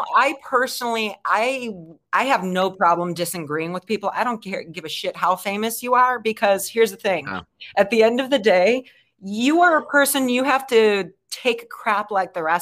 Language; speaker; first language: English; native; English